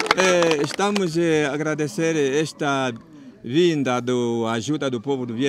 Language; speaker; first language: Portuguese; native; Portuguese